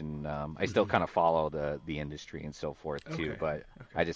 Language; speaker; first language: English; native; English